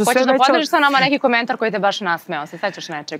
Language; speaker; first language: Serbian; native; Serbian